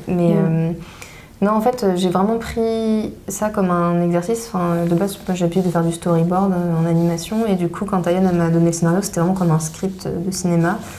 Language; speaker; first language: French; native; French